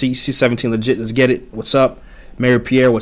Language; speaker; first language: English; early bilingual, other home language; Haitian Creole